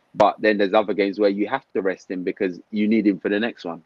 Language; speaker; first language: English; native; English